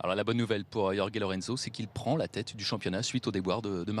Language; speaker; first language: French; native; French